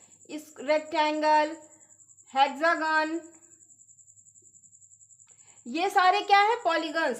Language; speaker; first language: Hindi; native; Hindi